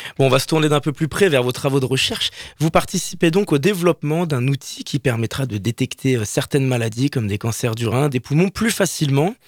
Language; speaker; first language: French; native; French